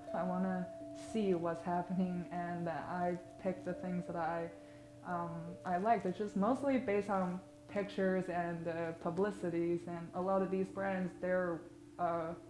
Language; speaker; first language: English; non-native, fluent; Chinese